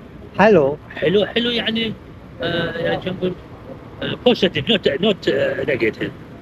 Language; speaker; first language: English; non-native, learner; Arabic